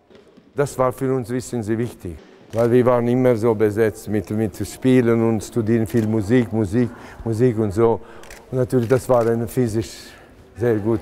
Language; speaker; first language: German; non-native, fluent; Latvian